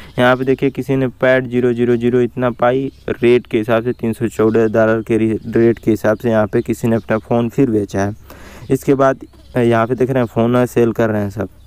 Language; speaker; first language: Hindi; native; Hindi